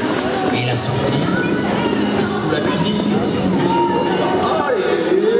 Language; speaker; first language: French; native; French